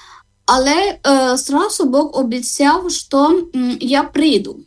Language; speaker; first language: Ukrainian; non-native, learner; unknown